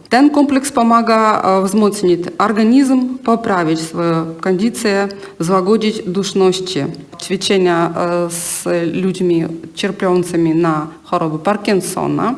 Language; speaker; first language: Polish; non-native, learner; Ukrainian